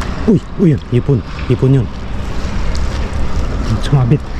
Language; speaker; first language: Filipino; native; Filipino